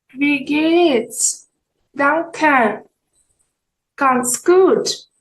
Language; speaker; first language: German; non-native, fluent; Ukrainian